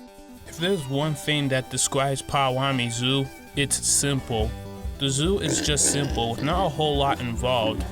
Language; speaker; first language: English; native; English